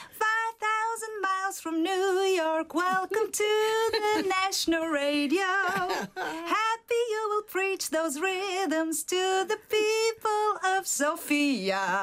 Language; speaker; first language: English; non-native, fluent; Bulgarian